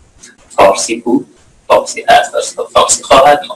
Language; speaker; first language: Persian; native; Persian